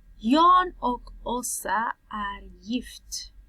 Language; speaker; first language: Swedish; non-native, fluent; Persian